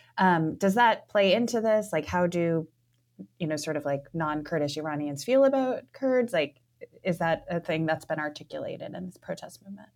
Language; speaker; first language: English; native; English